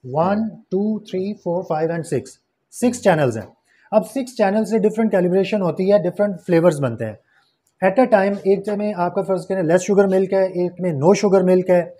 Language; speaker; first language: Urdu; non-native, local second language; Punjabi